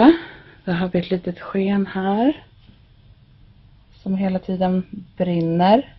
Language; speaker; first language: Swedish; native; Swedish